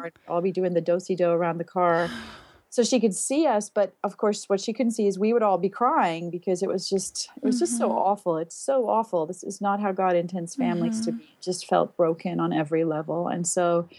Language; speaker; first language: English; native; English